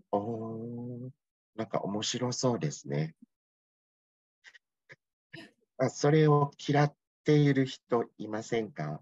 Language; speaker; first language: Japanese; non-native, fluent; Thai